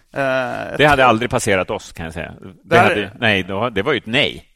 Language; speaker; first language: Swedish; native; Swedish